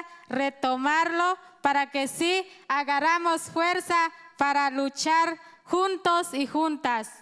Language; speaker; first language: Spanish; non-native, local second language; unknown